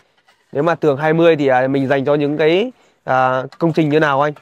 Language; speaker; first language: Vietnamese; native; Vietnamese